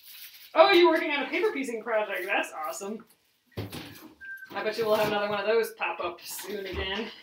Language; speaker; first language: English; native; English